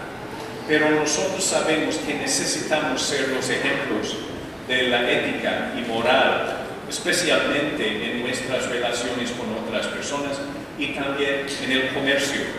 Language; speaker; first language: Spanish; non-native, fluent; English